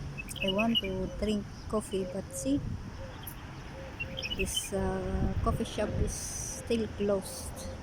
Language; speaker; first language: English; non-native, local second language; Filipino